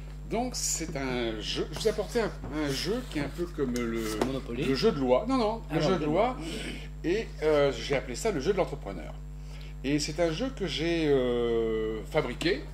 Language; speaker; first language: French; native; French